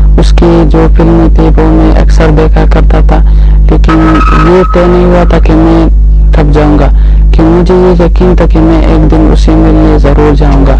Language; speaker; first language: Urdu; non-native, local second language; Pashto